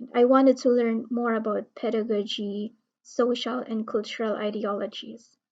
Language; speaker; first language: English; non-native, local second language; Filipino